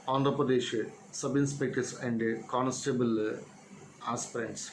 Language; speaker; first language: English; non-native, local second language; Telugu